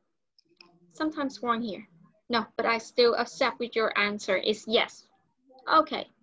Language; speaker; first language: English; non-native, learner; Vietnamese